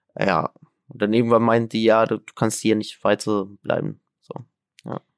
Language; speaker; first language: German; non-native, fluent; Arabic